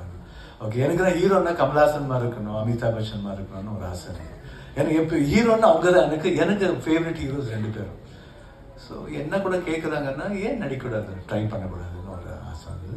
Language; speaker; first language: Tamil; non-native, local second language; Kannada